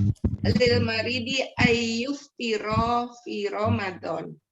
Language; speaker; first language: Arabic; non-native, learner; Indonesian